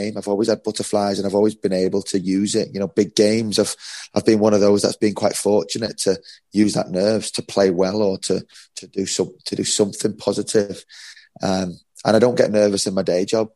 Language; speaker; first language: English; native; English